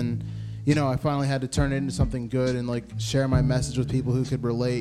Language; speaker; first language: English; native; English